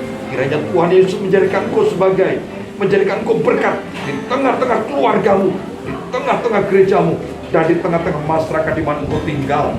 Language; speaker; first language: Indonesian; native; Indonesian